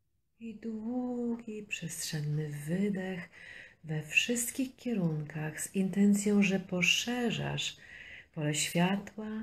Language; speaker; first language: Polish; native; Polish